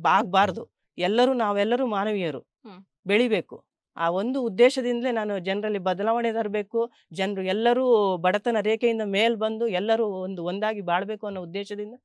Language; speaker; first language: Kannada; native; Kannada